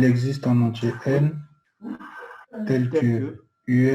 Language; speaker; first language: French; native; French